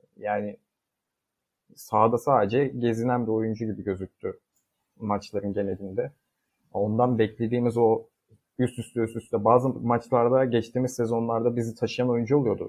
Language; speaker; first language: Turkish; native; Turkish